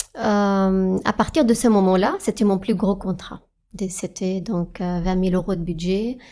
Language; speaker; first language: French; non-native, fluent; Arabic